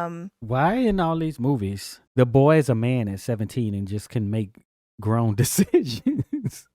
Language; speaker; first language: English; native; English